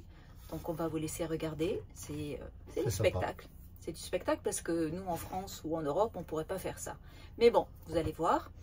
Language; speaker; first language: French; native; French